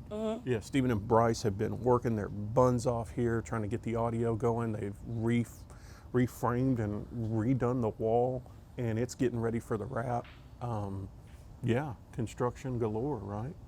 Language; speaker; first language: English; native; English